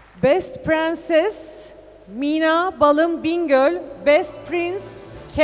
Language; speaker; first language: Turkish; native; Turkish